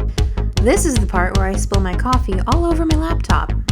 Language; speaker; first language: English; native; English